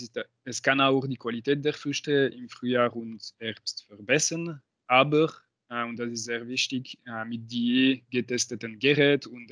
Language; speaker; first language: German; non-native, local second language; French